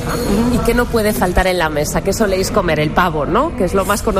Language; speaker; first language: Spanish; native; Spanish